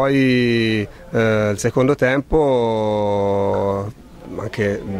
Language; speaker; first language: Italian; native; Italian